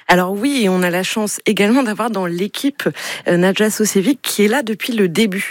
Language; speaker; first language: French; native; French